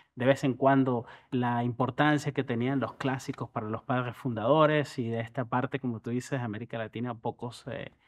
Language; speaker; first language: Spanish; native; Spanish